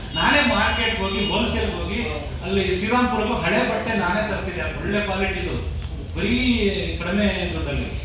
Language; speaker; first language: Kannada; non-native, local second language; Lambadi